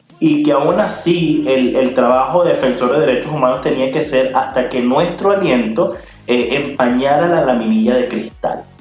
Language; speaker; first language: Spanish; native; Spanish